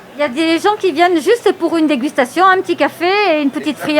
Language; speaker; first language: French; native; French